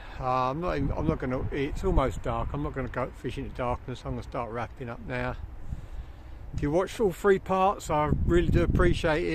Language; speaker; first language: English; native; English